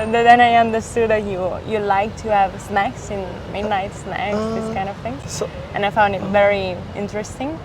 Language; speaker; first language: English; non-native, fluent; Italian